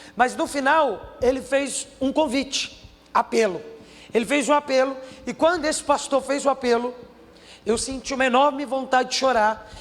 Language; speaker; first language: Portuguese; native; Portuguese